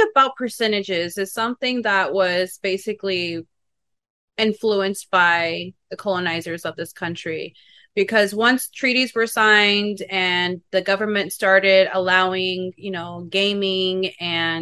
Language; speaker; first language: English; native; English